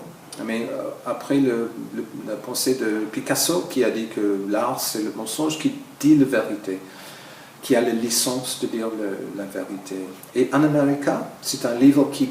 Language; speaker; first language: French; non-native, fluent; English